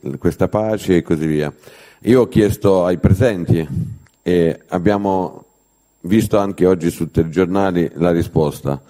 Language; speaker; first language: Italian; non-native, fluent; Ukrainian